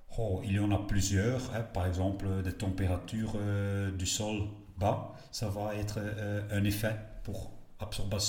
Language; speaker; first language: French; non-native, local second language; Dutch